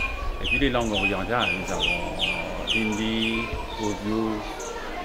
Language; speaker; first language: French; non-native, local second language; Morisyen